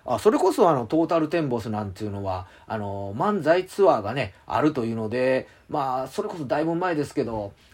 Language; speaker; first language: Japanese; native; Japanese